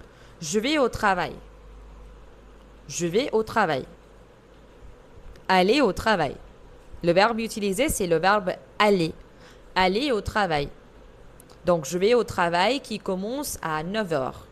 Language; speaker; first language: French; non-native, fluent; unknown